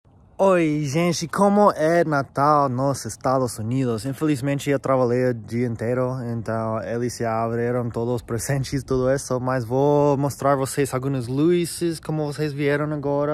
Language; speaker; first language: Portuguese; non-native, fluent; English